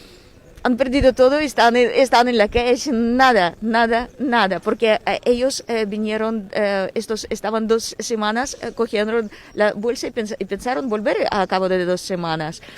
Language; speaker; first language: Spanish; non-native, fluent; Ukrainian